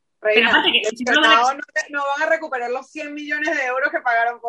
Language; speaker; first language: Spanish; native; Spanish